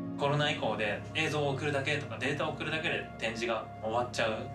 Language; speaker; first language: Japanese; native; Japanese